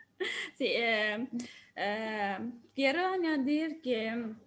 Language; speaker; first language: Spanish; non-native, fluent; Armenian